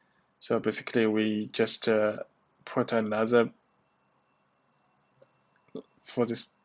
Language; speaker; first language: English; non-native, learner; Chinese